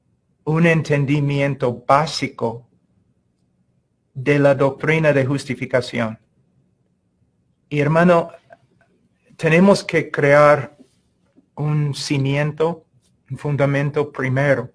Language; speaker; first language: Spanish; non-native, fluent; English